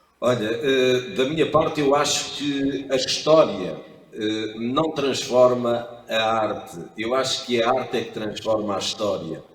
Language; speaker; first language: Portuguese; native; Portuguese